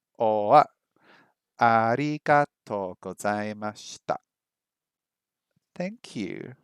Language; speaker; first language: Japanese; non-native, learner; English